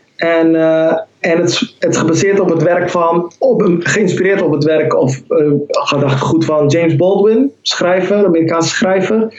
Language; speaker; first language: Dutch; early bilingual, other home language; Somali